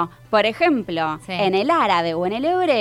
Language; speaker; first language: Spanish; native; Spanish